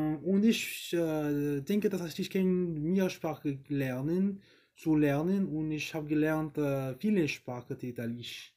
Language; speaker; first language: German; non-native, learner; English